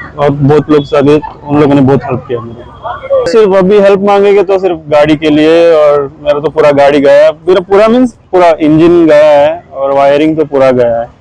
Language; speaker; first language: Hindi; non-native, local second language; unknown